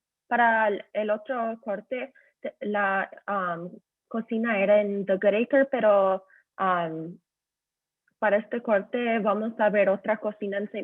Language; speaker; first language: Spanish; early bilingual, heritage; Spanish